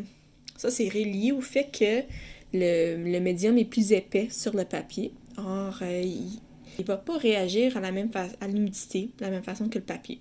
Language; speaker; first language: French; native; French